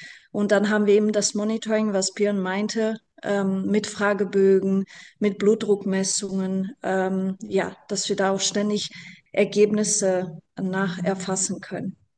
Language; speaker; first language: German; non-native, fluent; Portuguese